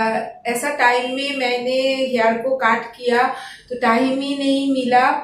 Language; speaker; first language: Hindi; non-native, local second language; Bangla